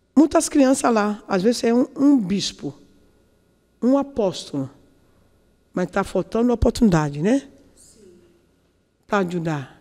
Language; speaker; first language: Portuguese; non-native, learner; Yoruba